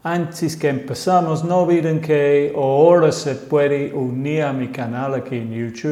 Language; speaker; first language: Spanish; non-native, fluent; English